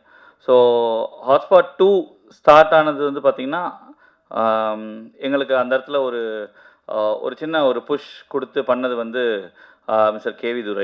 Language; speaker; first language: Tamil; native; Tamil